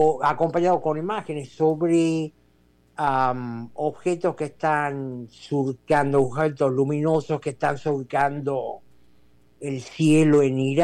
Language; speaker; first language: Spanish; native; Spanish